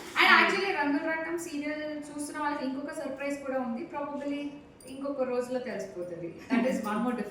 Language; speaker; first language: Telugu; non-native, local second language; Kannada